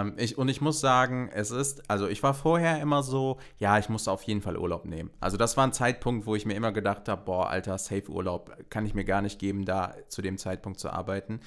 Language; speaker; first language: German; native; German